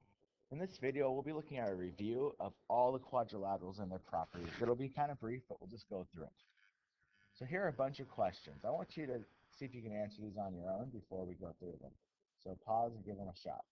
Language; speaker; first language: English; native; English